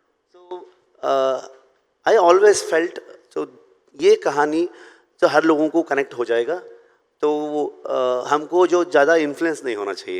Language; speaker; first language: Hindi; non-native, local second language; Kannada